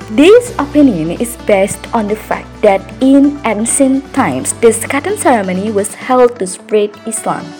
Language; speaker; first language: English; non-native, fluent; Indonesian